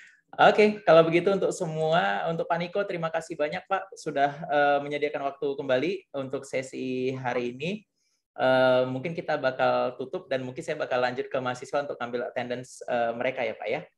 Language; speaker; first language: Indonesian; native; Indonesian